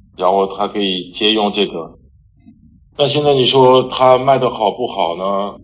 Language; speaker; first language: Chinese; non-native, fluent; French